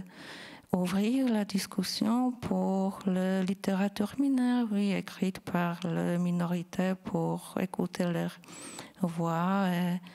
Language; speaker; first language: French; non-native, fluent; Polish